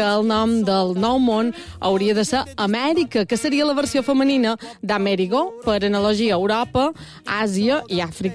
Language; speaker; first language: Catalan; native; Catalan